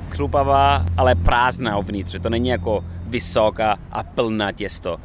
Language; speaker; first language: Czech; non-native, fluent; Italian